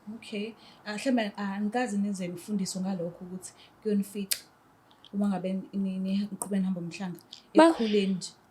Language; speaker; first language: Zulu; native; Zulu